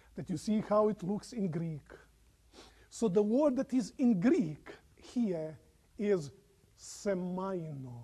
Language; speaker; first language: English; non-native, fluent; Croatian